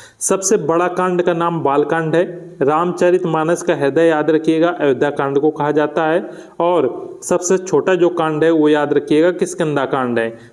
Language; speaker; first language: Hindi; native; Hindi